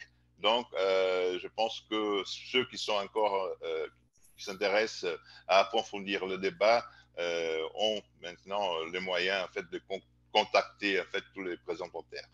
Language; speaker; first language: French; non-native, fluent; Portuguese